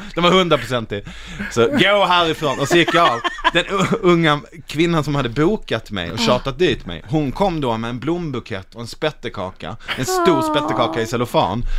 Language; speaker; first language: Swedish; native; Swedish